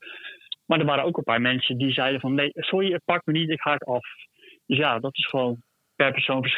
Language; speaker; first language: Dutch; native; Dutch